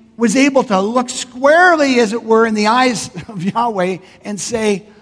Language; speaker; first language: English; native; English